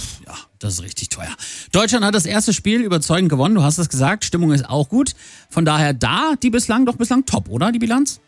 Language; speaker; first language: German; native; German